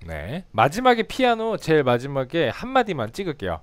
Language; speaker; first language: Korean; native; Korean